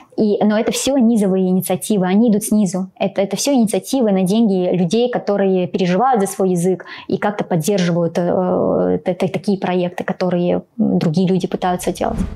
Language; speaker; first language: Russian; non-native, local second language; Ingush